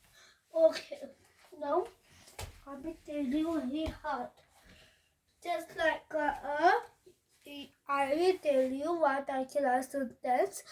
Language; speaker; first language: English; non-native, learner; Hindi